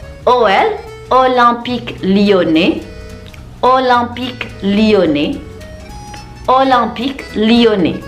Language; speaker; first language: French; non-native, learner; Indonesian